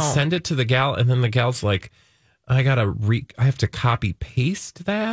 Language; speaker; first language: English; native; English